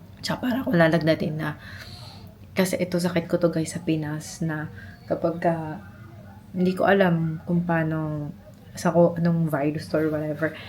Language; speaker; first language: Filipino; native; Filipino